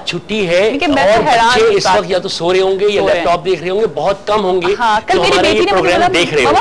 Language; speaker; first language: Urdu; native; Urdu